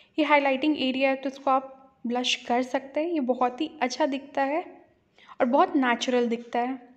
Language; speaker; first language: Hindi; native; Hindi